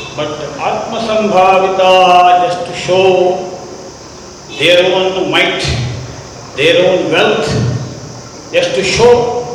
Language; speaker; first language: English; non-native, local second language; Kannada